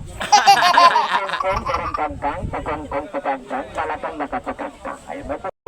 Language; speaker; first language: Filipino; non-native, local second language; Cebuano